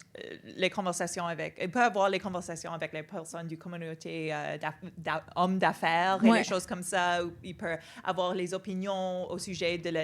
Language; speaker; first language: French; non-native, fluent; English